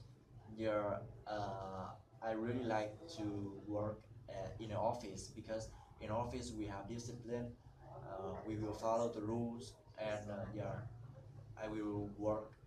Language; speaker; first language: English; non-native, learner; Vietnamese